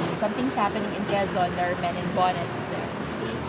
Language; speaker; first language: English; non-native, local second language; Filipino